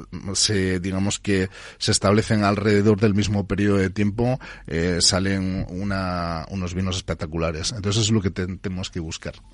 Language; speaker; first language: Spanish; native; Spanish